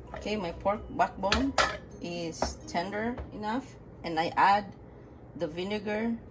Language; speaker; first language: English; non-native, local second language; Filipino